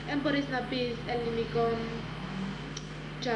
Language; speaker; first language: Greek; early bilingual, heritage; Greek